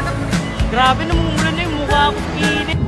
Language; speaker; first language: Filipino; native; Filipino